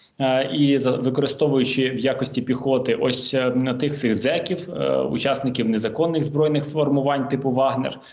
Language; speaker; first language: Ukrainian; native; Ukrainian